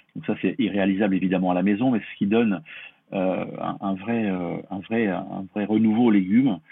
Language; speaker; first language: French; native; French